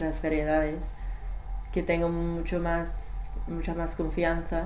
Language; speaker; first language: Spanish; non-native, fluent; English